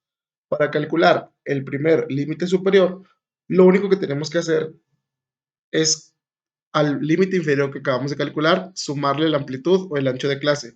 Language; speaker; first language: Spanish; native; Spanish